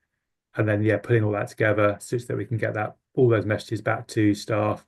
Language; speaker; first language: English; native; English